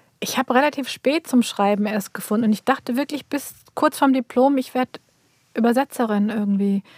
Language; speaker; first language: German; early bilingual, other home language; Turkish